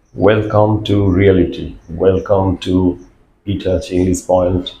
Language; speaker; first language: English; non-native, local second language; Bangla